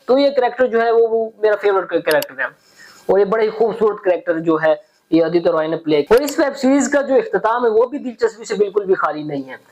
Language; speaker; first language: Urdu; native; Urdu